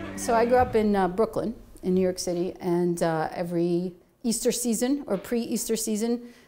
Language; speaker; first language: English; native; English